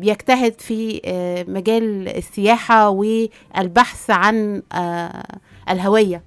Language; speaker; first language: Arabic; native; Arabic